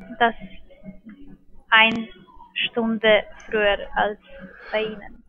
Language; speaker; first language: German; non-native, learner; Spanish